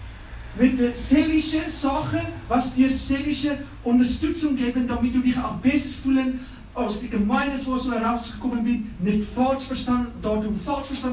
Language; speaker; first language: German; non-native, fluent; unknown